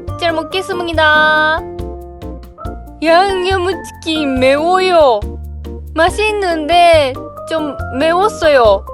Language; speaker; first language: Korean; non-native, learner; Japanese